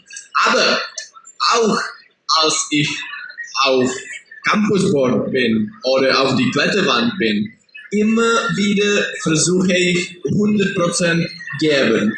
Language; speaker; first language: German; non-native, learner; Czech